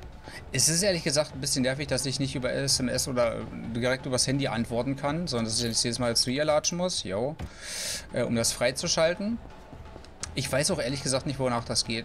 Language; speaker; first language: German; native; German